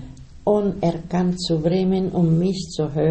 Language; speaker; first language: German; non-native, learner; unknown